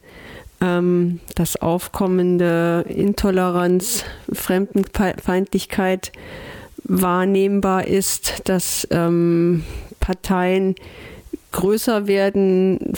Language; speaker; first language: German; native; German